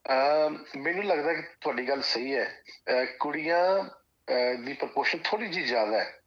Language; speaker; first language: Punjabi; native; Punjabi